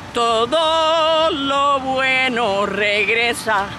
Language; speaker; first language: Spanish; native; Spanish